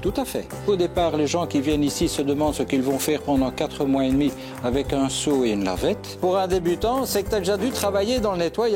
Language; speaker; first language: French; native; French